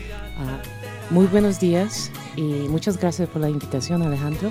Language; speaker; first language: Spanish; non-native, fluent; Polish